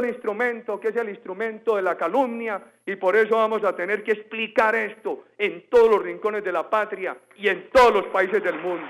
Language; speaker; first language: Spanish; native; Spanish